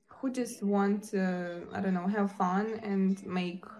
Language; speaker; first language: English; non-native, learner; Ukrainian